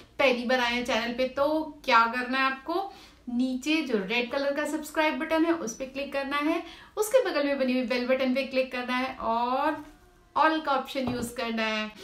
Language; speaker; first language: Hindi; native; Hindi